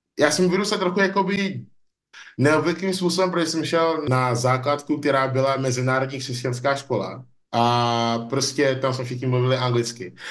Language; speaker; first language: Czech; early bilingual, other home language; English